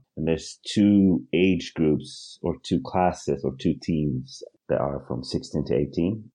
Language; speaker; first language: English; early bilingual, other home language; Swedish